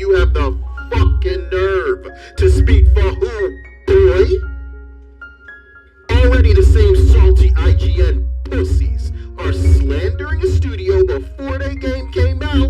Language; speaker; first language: English; native; English